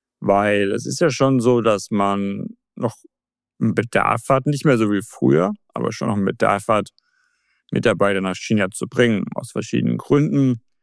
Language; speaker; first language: German; native; German